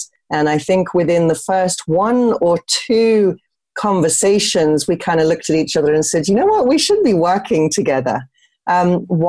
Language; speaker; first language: English; native; English